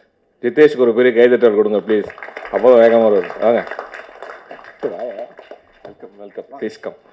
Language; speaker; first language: Tamil; native; Tamil